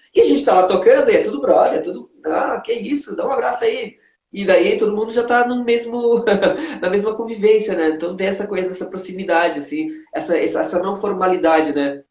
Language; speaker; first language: Portuguese; non-native, local second language; Kabuverdianu